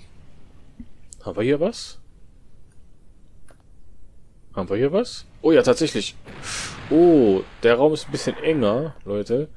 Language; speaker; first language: German; native; German